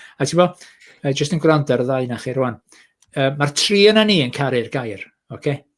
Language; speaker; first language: Welsh; native; Welsh